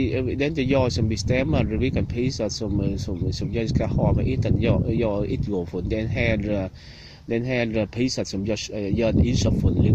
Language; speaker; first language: Swedish; non-native, learner; Vietnamese